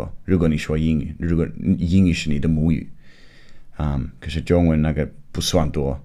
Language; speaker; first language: Chinese; non-native, fluent; English